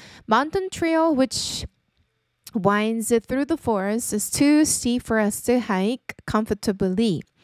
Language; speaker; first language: English; non-native, fluent; Korean